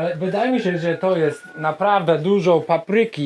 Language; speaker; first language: Polish; non-native, learner; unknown